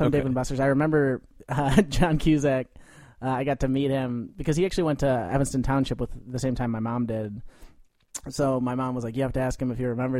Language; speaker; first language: English; native; English